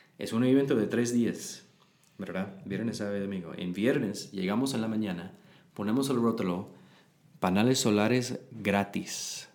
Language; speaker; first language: Spanish; non-native, learner; English